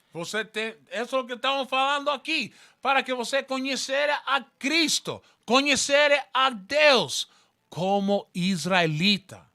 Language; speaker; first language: Portuguese; non-native, learner; Spanish